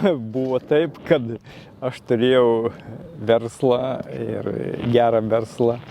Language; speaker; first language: Lithuanian; native; Lithuanian